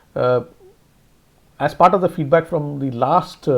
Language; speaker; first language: English; non-native, local second language; Tamil